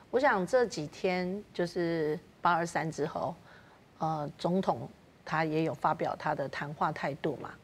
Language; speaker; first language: Chinese; native; Chinese